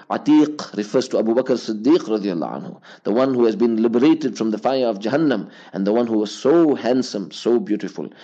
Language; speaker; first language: English; native; English